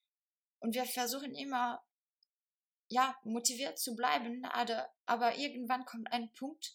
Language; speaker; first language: German; non-native, fluent; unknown